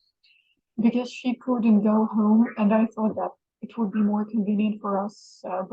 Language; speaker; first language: English; non-native, fluent; Russian